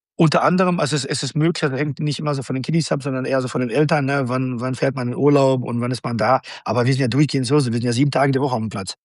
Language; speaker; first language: German; non-native, fluent; Bosnian